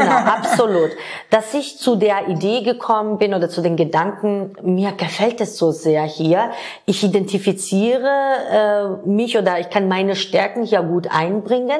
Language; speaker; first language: German; non-native, fluent; Georgian